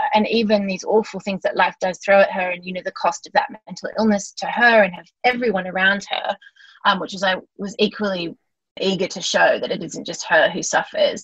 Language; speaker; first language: English; native; English